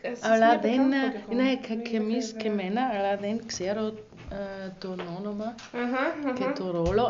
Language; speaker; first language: Greek; non-native, learner; German